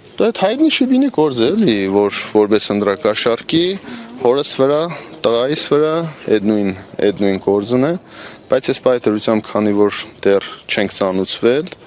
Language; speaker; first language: Armenian; native; Armenian